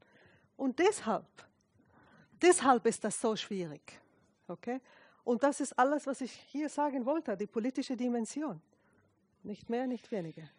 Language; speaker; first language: German; non-native, fluent; Arabic